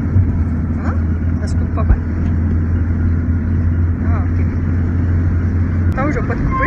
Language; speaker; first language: French; native; French